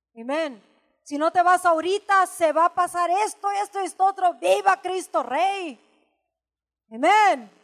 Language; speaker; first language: Spanish; early bilingual, heritage; Spanish